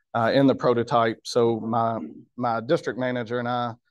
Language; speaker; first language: English; native; English